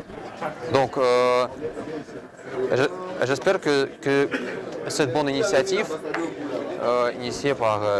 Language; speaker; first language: French; non-native, fluent; Russian